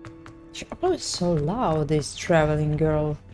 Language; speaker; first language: English; non-native, learner; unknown